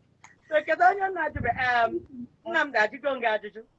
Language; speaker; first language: Igbo; native; Igbo